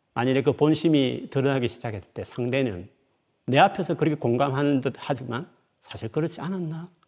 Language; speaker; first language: Korean; native; Korean